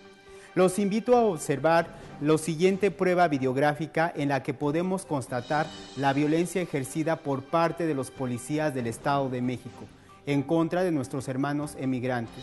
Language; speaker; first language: Spanish; native; Spanish